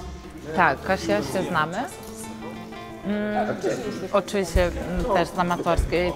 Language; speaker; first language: Polish; non-native, fluent; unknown